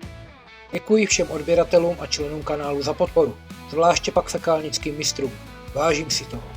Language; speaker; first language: Czech; native; Czech